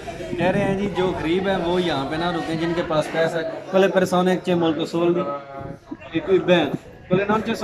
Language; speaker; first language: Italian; non-native, learner; Urdu